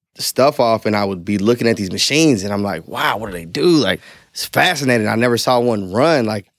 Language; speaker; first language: English; native; English